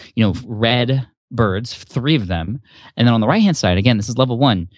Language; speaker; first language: English; early bilingual, other home language; Filipino